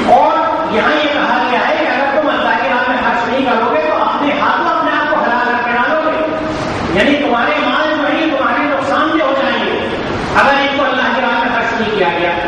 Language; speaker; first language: Urdu; native; Urdu